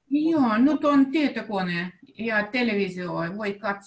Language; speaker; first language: Finnish; non-native, learner; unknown